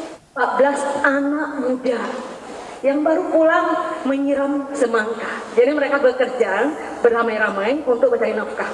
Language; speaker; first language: Indonesian; native; Indonesian